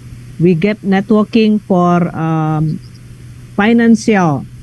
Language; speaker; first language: English; non-native, learner; Indonesian